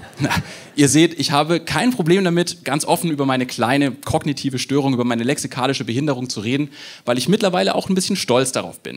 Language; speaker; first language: German; native; German